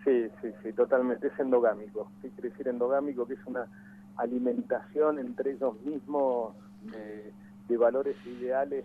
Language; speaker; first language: Spanish; native; Spanish